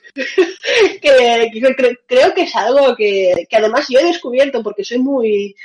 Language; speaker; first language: Spanish; early bilingual, other home language; Russian